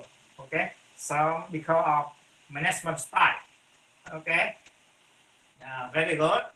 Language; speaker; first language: English; non-native, fluent; Vietnamese